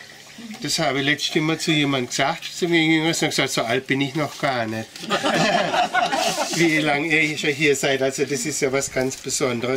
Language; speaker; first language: German; native; German